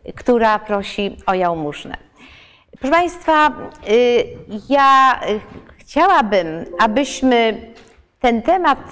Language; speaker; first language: Polish; native; Polish